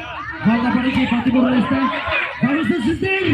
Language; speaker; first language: Portuguese; non-native, local second language; Tetum